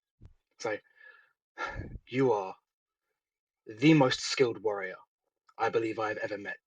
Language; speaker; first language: English; native; English